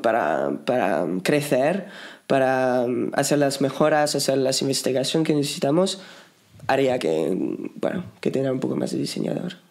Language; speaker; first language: Spanish; non-native, fluent; French